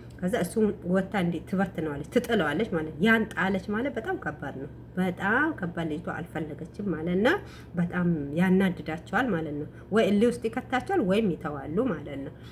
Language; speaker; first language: Amharic; non-native, local second language; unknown